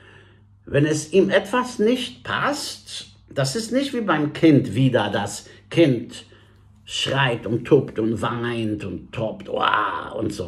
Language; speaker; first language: German; non-native, fluent; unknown